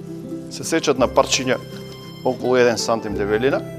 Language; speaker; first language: Macedonian; native; Macedonian